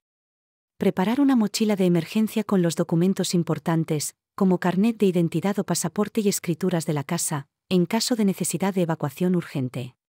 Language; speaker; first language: Spanish; native; Spanish